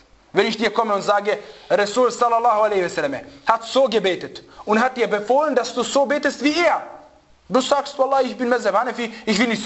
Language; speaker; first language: German; non-native, fluent; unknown